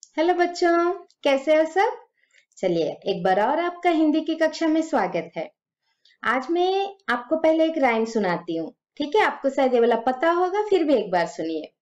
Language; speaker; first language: Hindi; native; Hindi